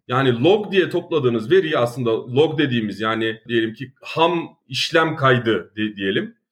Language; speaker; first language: Turkish; native; Turkish